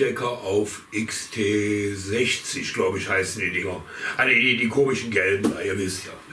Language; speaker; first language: German; native; German